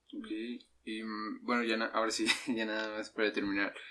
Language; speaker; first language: Spanish; native; Spanish